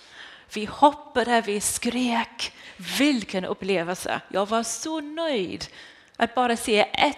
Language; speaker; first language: Swedish; non-native, fluent; English